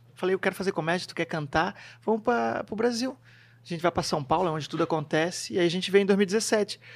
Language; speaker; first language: Portuguese; native; Portuguese